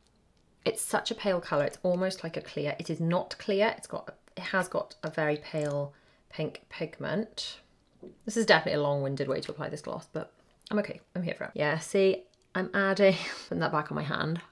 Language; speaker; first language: English; native; English